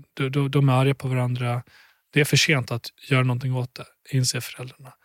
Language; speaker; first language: Swedish; early bilingual, other home language; Albanian